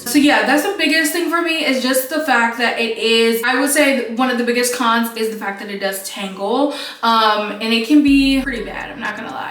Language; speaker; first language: English; native; English